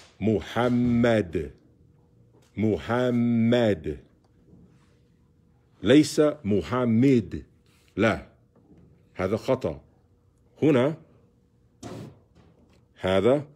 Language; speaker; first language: Arabic; non-native, fluent; English